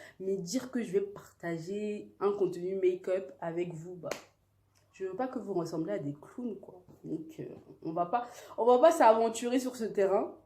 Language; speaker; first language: French; early bilingual, other home language; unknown